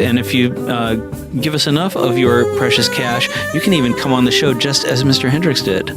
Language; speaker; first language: English; native; English